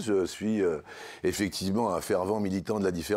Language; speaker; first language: French; native; French